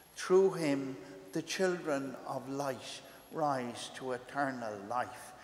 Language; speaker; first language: English; native; English